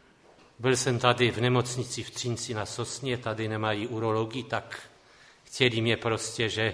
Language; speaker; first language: Czech; non-native, local second language; Polish